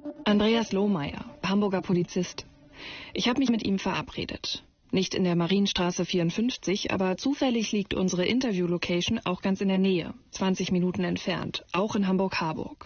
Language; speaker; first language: German; native; German